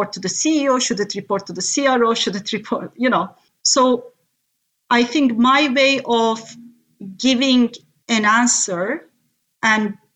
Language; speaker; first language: English; non-native, fluent; Turkish